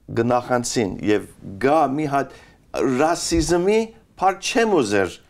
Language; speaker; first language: Armenian; early bilingual, heritage; Armenian